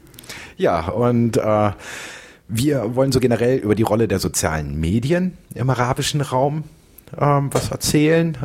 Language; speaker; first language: German; native; German